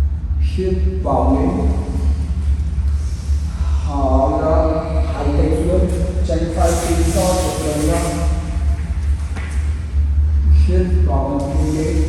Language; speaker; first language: Vietnamese; non-native, learner; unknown